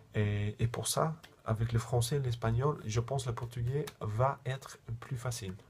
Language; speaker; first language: French; non-native, fluent; English